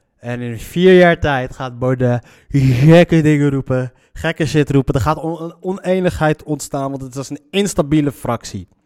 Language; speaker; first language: Dutch; early bilingual, other home language; Arabic